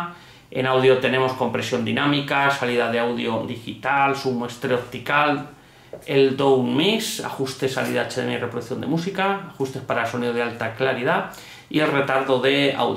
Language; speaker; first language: Spanish; native; Spanish